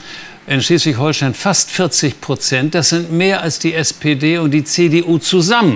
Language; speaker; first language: German; native; German